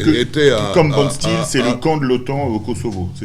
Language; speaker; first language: French; native; French